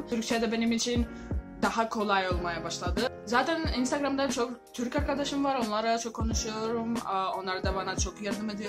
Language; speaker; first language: Turkish; non-native, learner; Greek